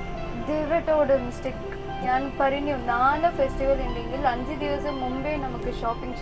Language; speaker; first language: Malayalam; early bilingual, heritage; Malayalam